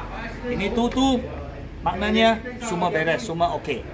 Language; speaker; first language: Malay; non-native, local second language; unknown